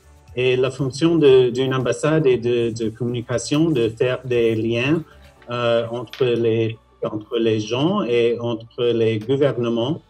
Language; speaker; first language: French; non-native, fluent; English